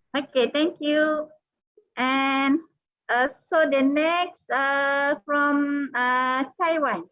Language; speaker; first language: English; non-native, local second language; Malay